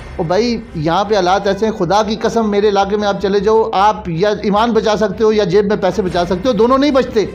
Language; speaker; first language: Urdu; non-native, local second language; Pahari-Potwari